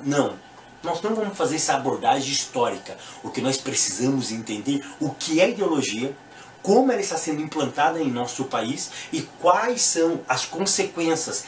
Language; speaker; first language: Portuguese; native; Portuguese